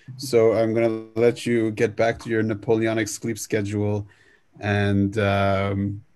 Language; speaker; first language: English; native; English